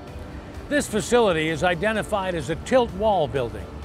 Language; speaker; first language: English; native; English